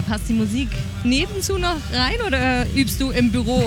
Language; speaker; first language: German; native; German